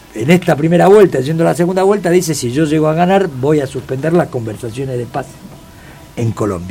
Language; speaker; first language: Spanish; native; Spanish